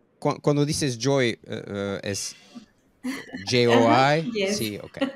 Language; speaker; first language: Spanish; non-native, fluent; English